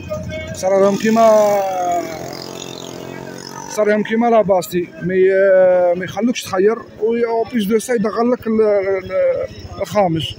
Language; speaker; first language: Arabic; native; Arabic